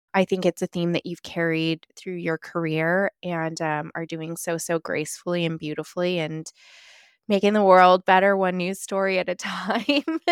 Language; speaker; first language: English; early bilingual, other home language; Filipino